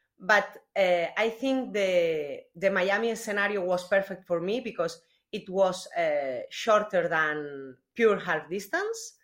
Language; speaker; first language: English; non-native, learner; Spanish